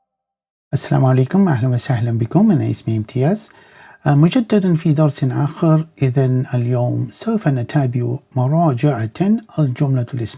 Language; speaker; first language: Arabic; non-native, fluent; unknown